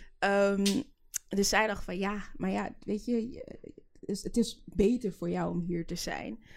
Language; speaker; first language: Dutch; early bilingual, other home language; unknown